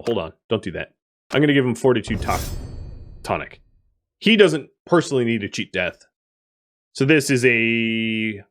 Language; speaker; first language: English; native; English